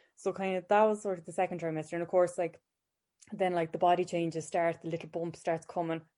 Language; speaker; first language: English; native; English